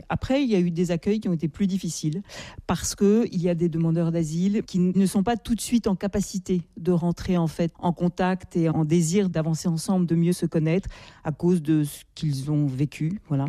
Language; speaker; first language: French; native; French